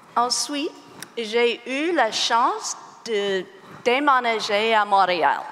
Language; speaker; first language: French; non-native, learner; English